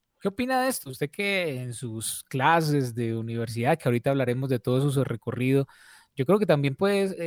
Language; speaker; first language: Spanish; native; Spanish